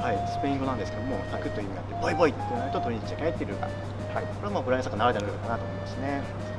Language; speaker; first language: Japanese; native; Japanese